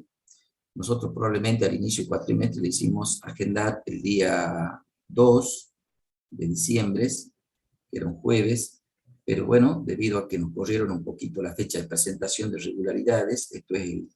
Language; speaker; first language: Spanish; native; Spanish